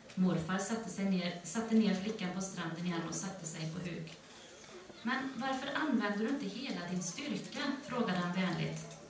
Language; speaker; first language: Swedish; native; Swedish